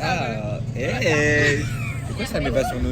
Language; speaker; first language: French; native; French